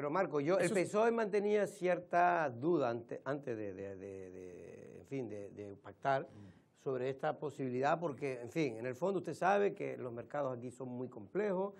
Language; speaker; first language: Spanish; native; Spanish